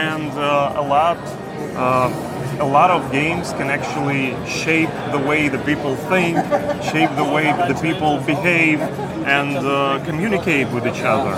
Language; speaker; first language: English; non-native, fluent; Ukrainian